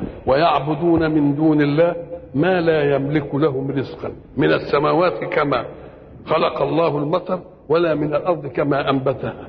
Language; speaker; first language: Arabic; native; Arabic